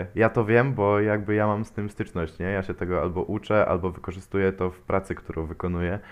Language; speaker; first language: Polish; native; Polish